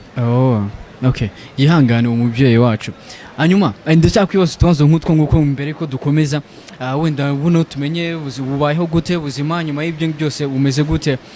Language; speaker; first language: Kinyarwanda; native; Kinyarwanda